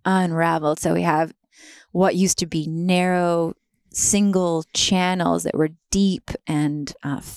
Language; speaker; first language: English; native; English